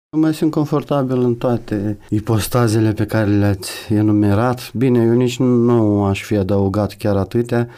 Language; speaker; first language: Romanian; native; Romanian